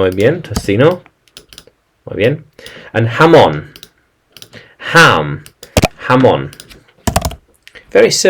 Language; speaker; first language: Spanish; non-native, learner; English